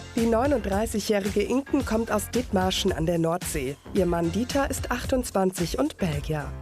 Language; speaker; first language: German; native; German